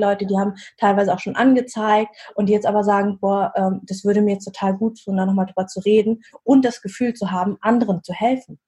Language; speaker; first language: German; early bilingual, other home language; Vietnamese